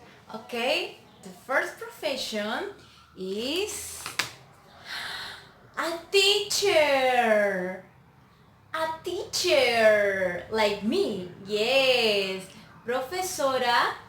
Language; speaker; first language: English; non-native, learner; Spanish